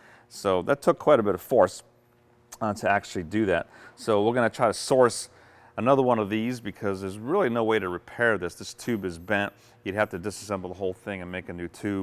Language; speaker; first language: English; native; English